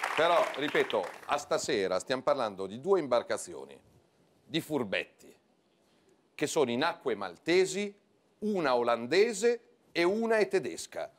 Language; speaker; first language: Italian; native; Italian